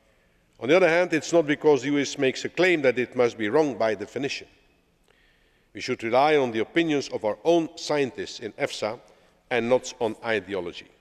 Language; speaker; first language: English; non-native, fluent; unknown